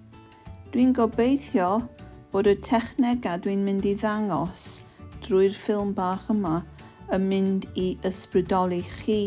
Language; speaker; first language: Welsh; non-native, local second language; English